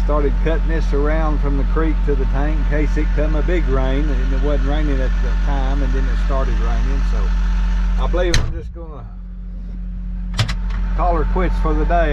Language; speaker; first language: English; native; English